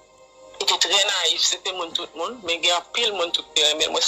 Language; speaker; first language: Haitian Creole; native; Haitian Creole